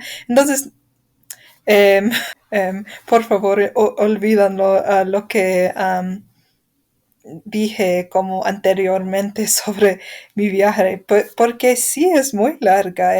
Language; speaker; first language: Spanish; non-native, fluent; English